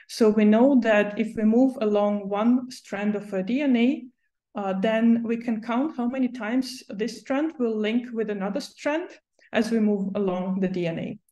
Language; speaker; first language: English; non-native, fluent; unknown